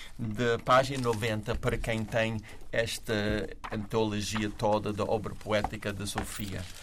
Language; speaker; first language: Portuguese; non-native, fluent; English